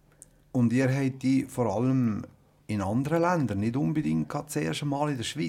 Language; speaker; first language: German; native; German